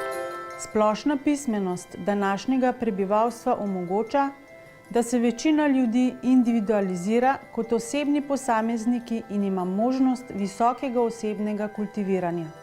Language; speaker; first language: Slovenian; native; Slovenian